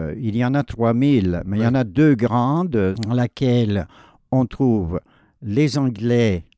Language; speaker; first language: French; native; French